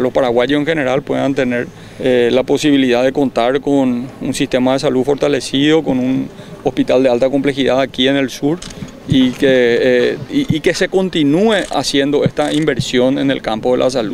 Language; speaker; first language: Spanish; native; Spanish